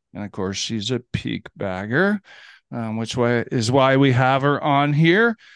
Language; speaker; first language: English; native; English